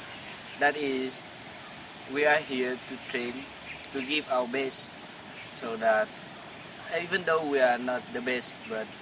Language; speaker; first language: English; non-native, fluent; Vietnamese